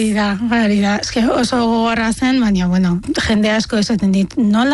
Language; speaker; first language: Basque; non-native, fluent; Arabic